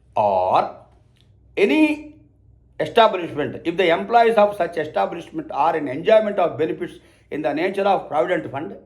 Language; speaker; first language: English; non-native, local second language; Telugu